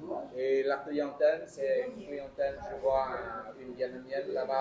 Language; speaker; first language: French; non-native, fluent; Vietnamese